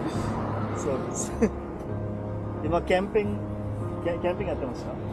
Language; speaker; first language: Japanese; non-native, learner; Hindi